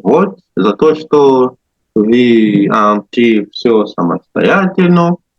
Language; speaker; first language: Russian; non-native, learner; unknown